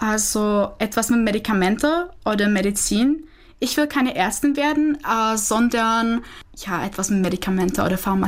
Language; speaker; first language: German; non-native, fluent; Czech